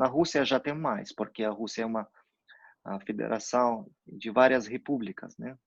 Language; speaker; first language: Portuguese; non-native, fluent; Russian